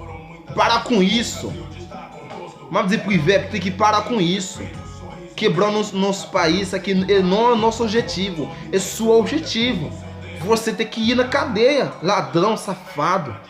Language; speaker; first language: Portuguese; non-native, learner; Haitian Creole